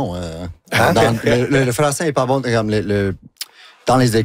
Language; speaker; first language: French; non-native, local second language; English